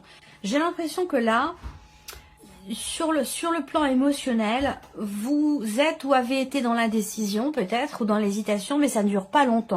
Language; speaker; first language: French; native; French